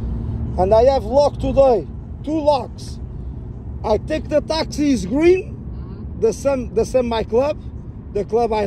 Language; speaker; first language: English; non-native, learner; Portuguese